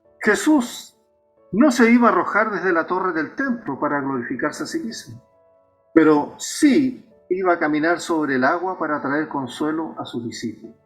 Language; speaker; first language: Spanish; native; Spanish